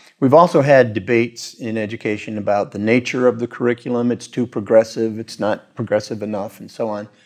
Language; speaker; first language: English; native; English